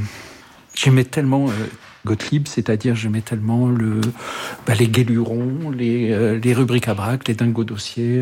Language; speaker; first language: French; early bilingual, other home language; Arabic